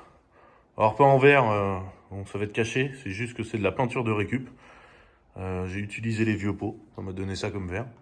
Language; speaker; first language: French; native; French